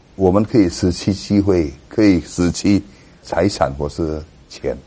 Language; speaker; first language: Chinese; non-native, learner; Indonesian